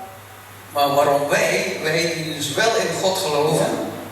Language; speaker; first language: Dutch; early bilingual, other home language; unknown